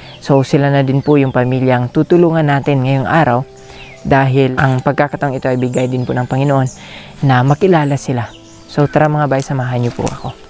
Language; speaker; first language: Filipino; non-native, local second language; Cebuano